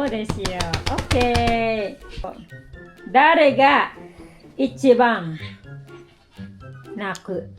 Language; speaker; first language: Japanese; non-native, fluent; Filipino